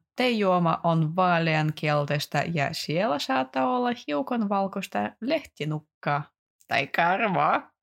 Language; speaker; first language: Finnish; non-native, fluent; Russian